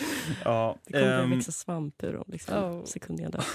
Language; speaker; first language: Swedish; native; Swedish